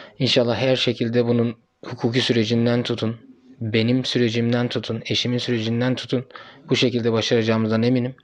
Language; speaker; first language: Turkish; early bilingual, heritage; Turkish